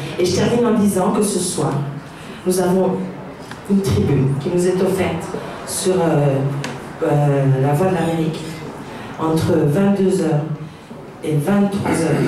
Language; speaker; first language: French; non-native, local second language; Rundi